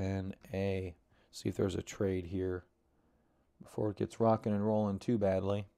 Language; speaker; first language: English; native; English